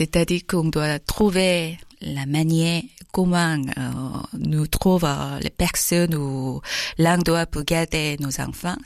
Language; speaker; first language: French; non-native, learner; Korean